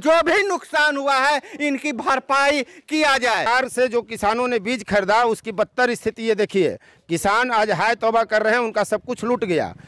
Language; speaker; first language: Hindi; native; Hindi